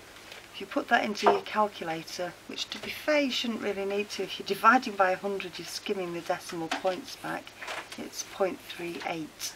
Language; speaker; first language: English; native; English